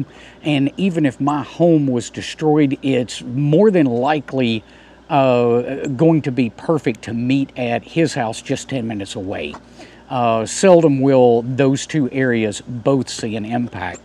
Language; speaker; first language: English; native; English